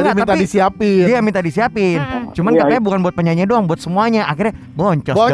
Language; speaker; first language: Indonesian; native; Indonesian